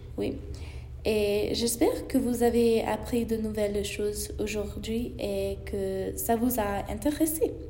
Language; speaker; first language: French; non-native, learner; English